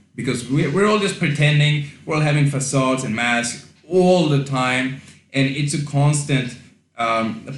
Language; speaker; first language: English; non-native, fluent; Swedish